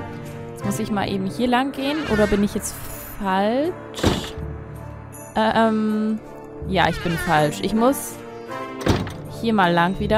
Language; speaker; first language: German; native; German